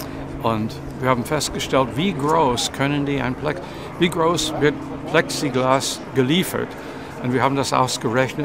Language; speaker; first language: German; non-native, fluent; English